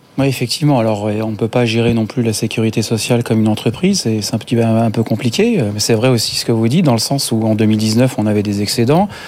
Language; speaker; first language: French; native; French